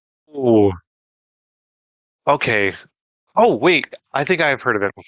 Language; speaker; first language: English; native; English